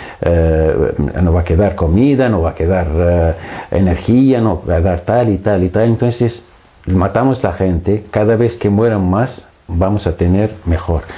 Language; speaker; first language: Spanish; non-native, fluent; Arabic